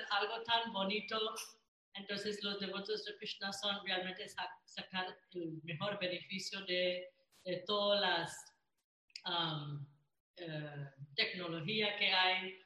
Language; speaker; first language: Spanish; non-native, fluent; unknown